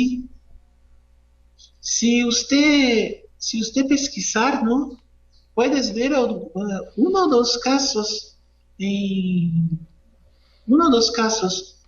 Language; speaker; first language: Spanish; non-native, learner; Portuguese